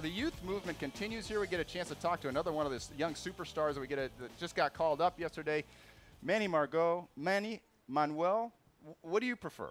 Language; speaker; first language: English; native; English